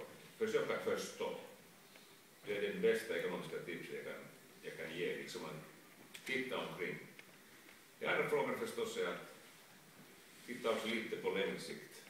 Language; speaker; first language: Swedish; non-native, local second language; Finnish